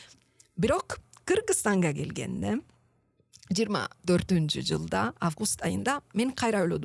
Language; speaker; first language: Kyrgyz; non-native, learner; Italian